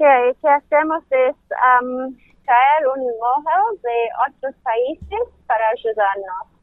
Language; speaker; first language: Spanish; non-native, learner; English